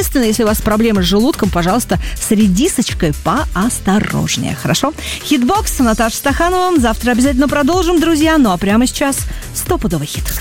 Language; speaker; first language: Russian; native; Russian